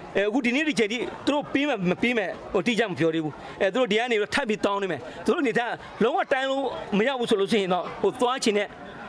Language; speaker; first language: Burmese; non-native, local second language; S'gaw Karen